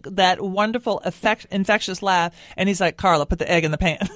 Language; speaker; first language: English; native; English